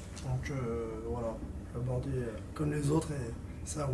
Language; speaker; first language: French; native; French